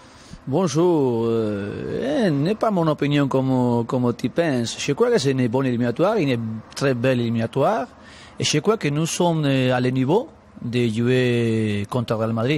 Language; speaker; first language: French; non-native, learner; Spanish